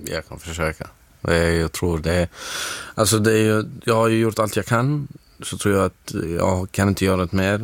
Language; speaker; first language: Swedish; non-native, fluent; Arabic